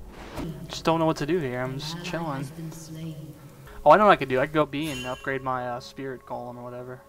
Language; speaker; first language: English; native; English